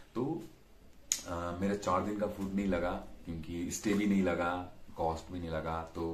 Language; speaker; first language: Hindi; non-native, local second language; Nepali